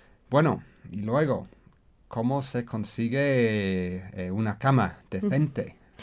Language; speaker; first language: Spanish; non-native, fluent; English